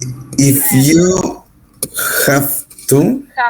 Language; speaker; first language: English; non-native, learner; Spanish